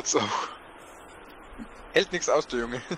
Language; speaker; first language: German; native; German